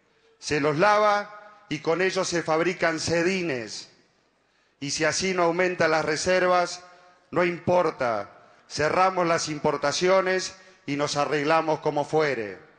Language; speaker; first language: Spanish; native; Spanish